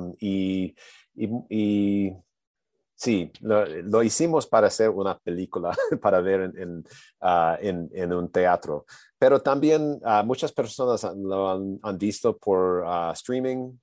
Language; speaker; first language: Spanish; non-native, learner; English